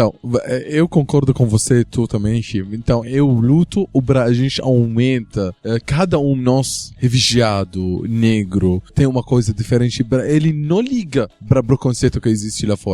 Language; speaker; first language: Portuguese; non-native, learner; Arabic